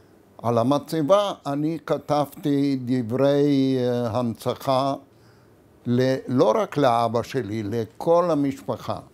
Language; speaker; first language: Hebrew; non-native, fluent; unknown